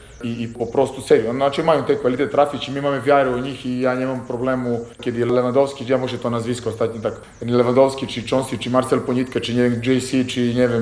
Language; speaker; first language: Polish; non-native, fluent; Serbian